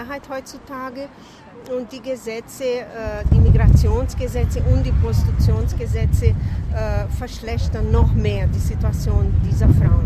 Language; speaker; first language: German; non-native, fluent; Portuguese